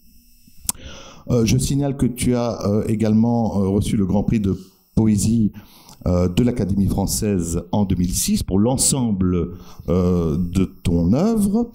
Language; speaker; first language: French; native; French